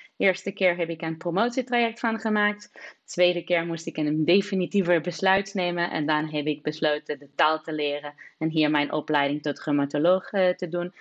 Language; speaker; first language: Dutch; non-native, fluent; Portuguese